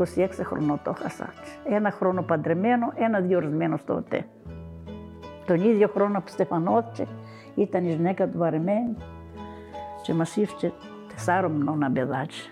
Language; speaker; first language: Greek; native; Greek